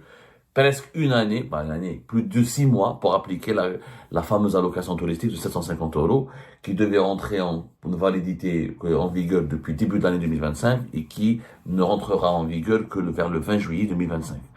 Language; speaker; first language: French; non-native, local second language; Arabic